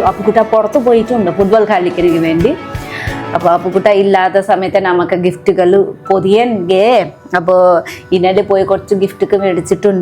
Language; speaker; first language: Malayalam; non-native, learner; Nepali